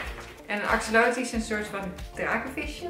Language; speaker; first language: Dutch; native; Dutch